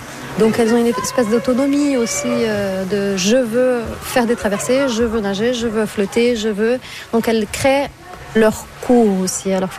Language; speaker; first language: French; non-native, fluent; Portuguese